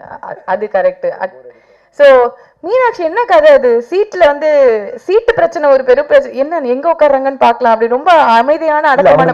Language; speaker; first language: Tamil; native; Tamil